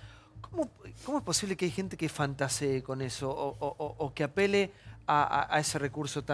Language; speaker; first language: Spanish; native; Spanish